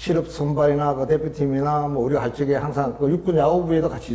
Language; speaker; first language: Korean; native; Korean